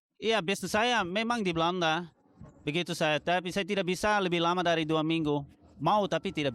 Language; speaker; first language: Indonesian; non-native, fluent; Dutch